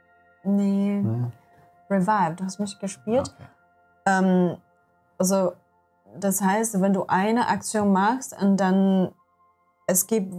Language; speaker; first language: German; non-native, learner; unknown